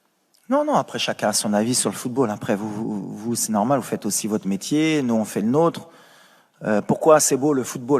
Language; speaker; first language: French; native; French